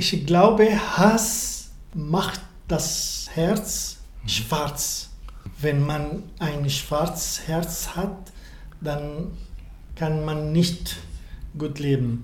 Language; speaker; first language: German; non-native, learner; Arabic